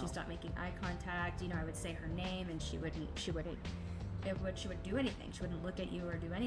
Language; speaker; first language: English; native; English